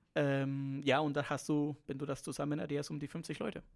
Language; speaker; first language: German; non-native, fluent; Spanish